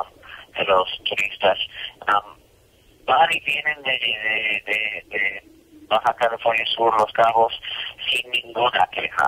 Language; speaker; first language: Spanish; non-native, fluent; English